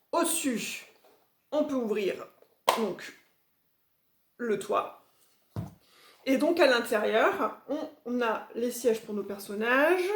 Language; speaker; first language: French; native; French